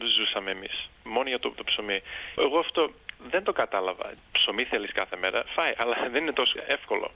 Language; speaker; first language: Greek; early bilingual, heritage; Greek